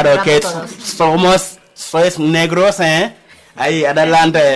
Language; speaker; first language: Spanish; non-native, learner; Wolof